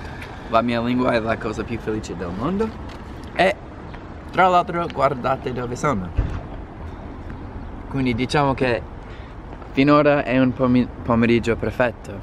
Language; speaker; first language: Italian; non-native, fluent; English